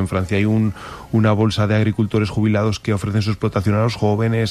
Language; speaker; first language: Spanish; native; Spanish